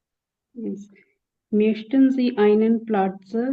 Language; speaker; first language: German; non-native, learner; Hindi